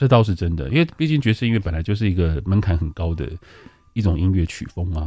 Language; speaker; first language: Chinese; native; Chinese